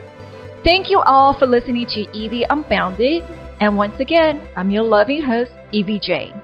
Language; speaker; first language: English; non-native, fluent; Chinese